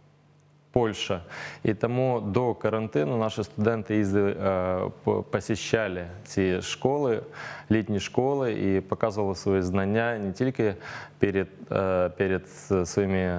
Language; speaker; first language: Ukrainian; native; Ukrainian